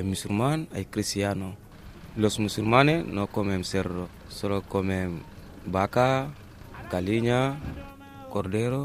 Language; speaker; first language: Spanish; non-native, learner; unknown